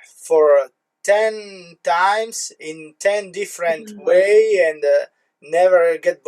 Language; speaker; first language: English; non-native, learner; Italian